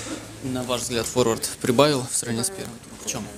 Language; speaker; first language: Russian; native; Russian